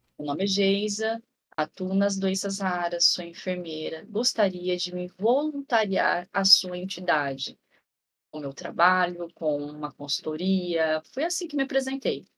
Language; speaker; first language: Portuguese; native; Portuguese